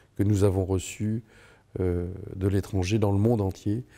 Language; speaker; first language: French; native; French